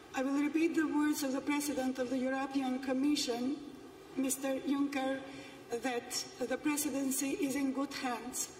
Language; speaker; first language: English; non-native, fluent; Macedonian